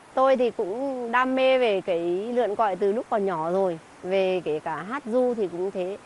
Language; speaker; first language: Vietnamese; non-native, local second language; Tày